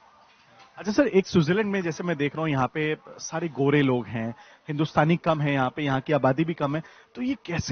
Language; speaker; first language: Hindi; native; Hindi